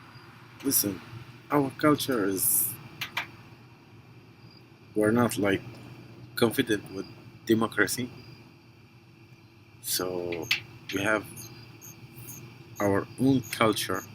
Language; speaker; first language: English; non-native, fluent; Arabic